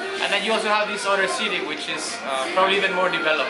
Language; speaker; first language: English; non-native, fluent; Spanish